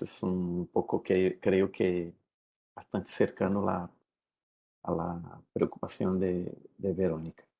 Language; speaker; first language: Spanish; non-native, learner; Portuguese